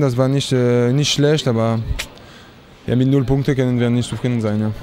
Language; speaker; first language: German; non-native, learner; French